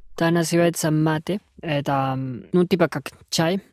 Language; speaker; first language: Russian; non-native, fluent; Spanish